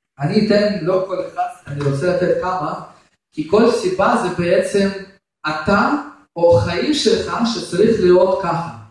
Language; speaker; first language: Hebrew; non-native, fluent; Russian